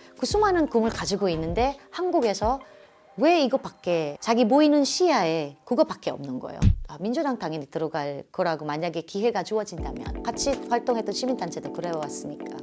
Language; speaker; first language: Korean; non-native, fluent; Filipino